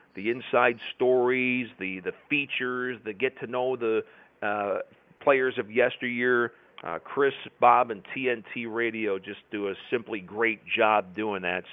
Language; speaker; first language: English; native; English